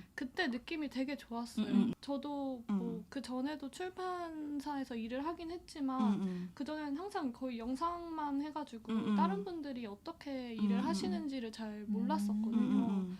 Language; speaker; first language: Korean; native; Korean